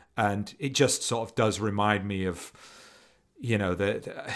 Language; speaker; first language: English; native; English